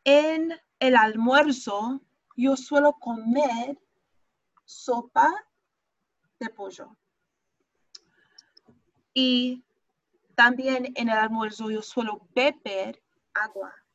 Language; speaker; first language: Spanish; non-native, fluent; English